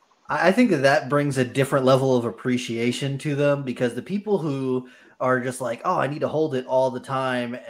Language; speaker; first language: English; native; English